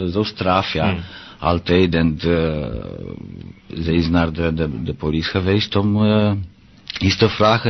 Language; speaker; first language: Dutch; non-native, learner; Romanian